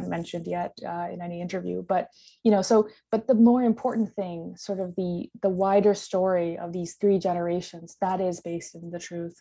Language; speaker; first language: English; non-native, local second language; Tibetan